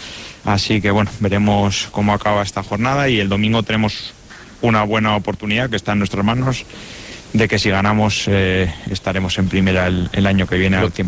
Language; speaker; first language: Spanish; native; Spanish